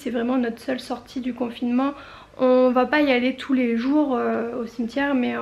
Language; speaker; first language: French; native; French